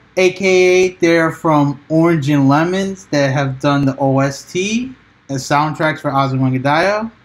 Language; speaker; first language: English; native; English